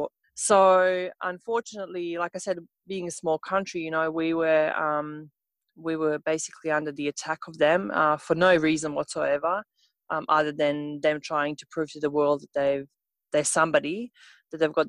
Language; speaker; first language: English; non-native, fluent; Serbian